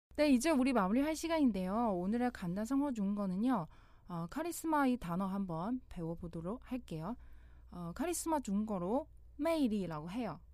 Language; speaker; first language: Korean; non-native, fluent; Chinese